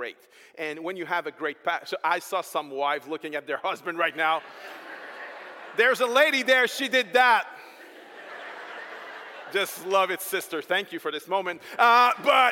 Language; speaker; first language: English; non-native, fluent; French